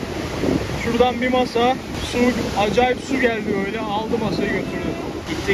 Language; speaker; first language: Turkish; native; Turkish